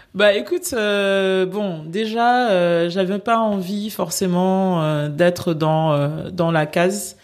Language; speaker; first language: French; native; French